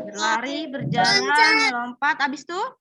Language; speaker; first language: Malay; native; Malay